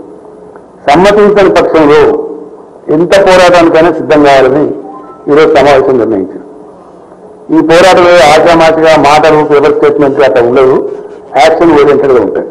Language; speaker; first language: Telugu; native; Telugu